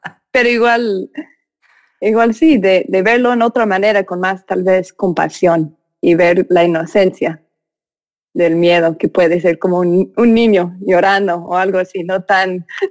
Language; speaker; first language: Spanish; non-native, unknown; English